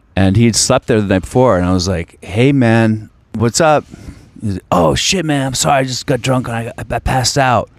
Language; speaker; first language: English; native; English